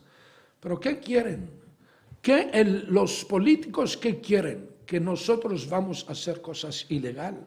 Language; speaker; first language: Spanish; non-native, fluent; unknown